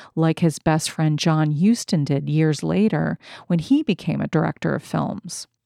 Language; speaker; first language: English; native; English